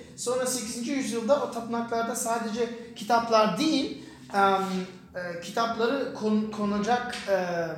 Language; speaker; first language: Turkish; non-native, fluent; German